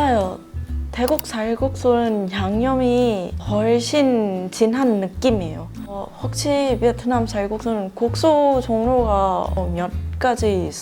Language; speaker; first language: Korean; non-native, fluent; Thai